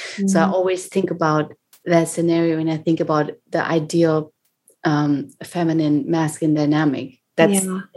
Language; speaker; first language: English; non-native, fluent; German